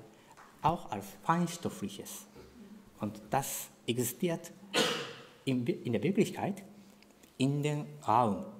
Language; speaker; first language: German; non-native, fluent; Japanese